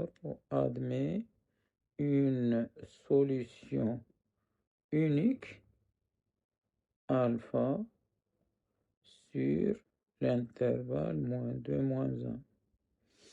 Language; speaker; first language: French; non-native, local second language; Arabic